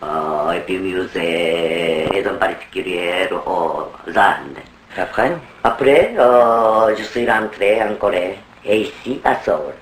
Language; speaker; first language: French; non-native, fluent; Korean